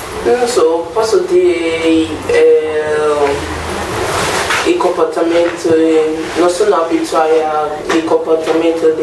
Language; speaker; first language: Italian; non-native, learner; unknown